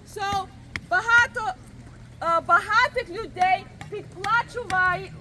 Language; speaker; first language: Ukrainian; early bilingual, heritage; Ukrainian